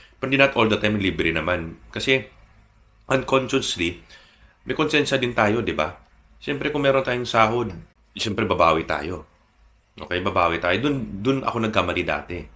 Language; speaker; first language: Filipino; native; Filipino